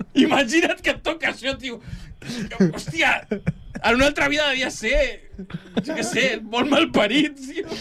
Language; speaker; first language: Catalan; native; Catalan